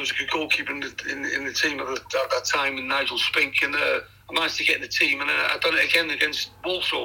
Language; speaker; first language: English; native; English